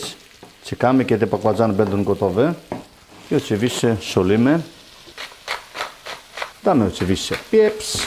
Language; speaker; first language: Polish; non-native, learner; Greek